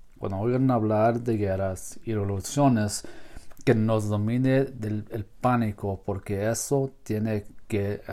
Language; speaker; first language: Spanish; non-native, learner; English